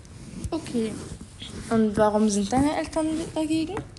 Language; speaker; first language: German; non-native, learner; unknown